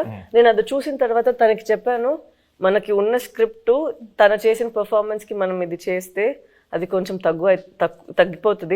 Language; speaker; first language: Telugu; non-native, fluent; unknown